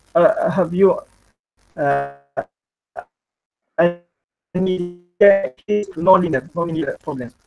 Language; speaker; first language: English; non-native, learner; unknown